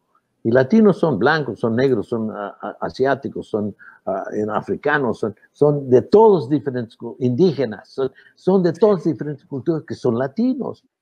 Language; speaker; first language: Spanish; early bilingual, heritage; Spanish